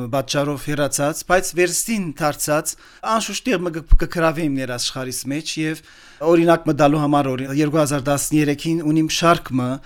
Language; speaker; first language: Armenian; early bilingual, heritage; Armenian